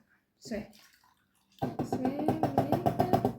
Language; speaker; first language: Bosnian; non-native, learner; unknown